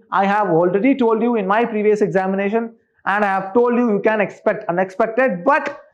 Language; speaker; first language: English; non-native, local second language; Kannada